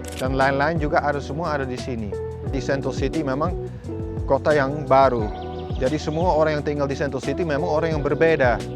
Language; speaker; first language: Indonesian; non-native, fluent; Dutch